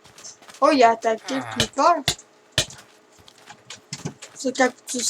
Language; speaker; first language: French; native; French